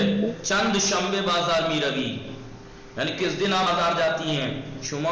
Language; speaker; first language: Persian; non-native, fluent; Urdu